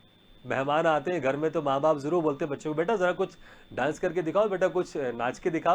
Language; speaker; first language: Hindi; native; Hindi